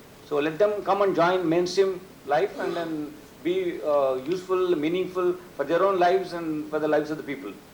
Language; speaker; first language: English; non-native, local second language; Telugu